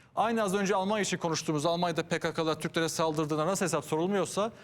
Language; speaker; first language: Turkish; native; Turkish